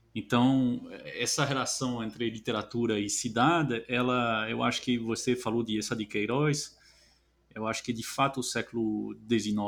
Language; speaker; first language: Portuguese; non-native, fluent; French